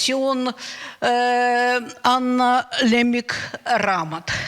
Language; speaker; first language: Estonian; non-native, learner; Russian